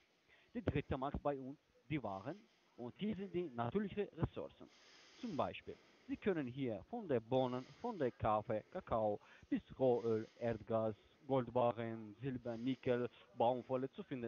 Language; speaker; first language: German; non-native, learner; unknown